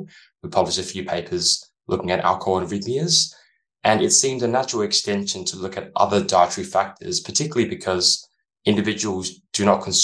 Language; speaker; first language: English; native; English